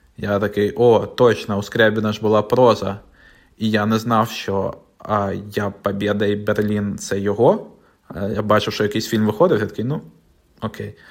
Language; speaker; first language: Ukrainian; non-native, local second language; Russian